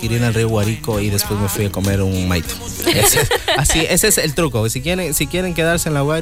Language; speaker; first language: Spanish; native; Spanish